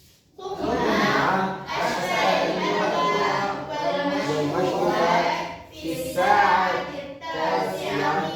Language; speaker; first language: Arabic; non-native, learner; Indonesian